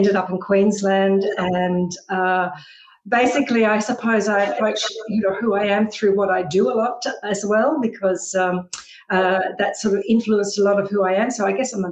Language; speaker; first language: English; native; English